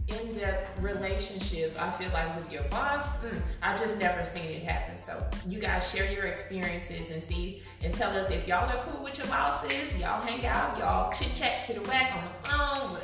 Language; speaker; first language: English; native; English